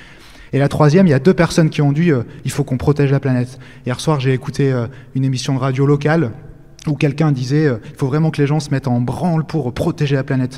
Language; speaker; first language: French; native; French